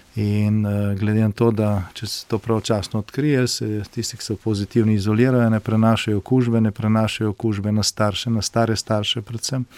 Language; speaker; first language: Slovenian; native; Slovenian